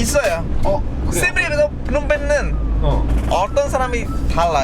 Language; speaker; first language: Korean; non-native, learner; Khmer